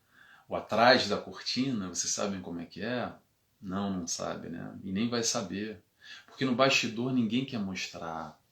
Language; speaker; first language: Portuguese; native; Portuguese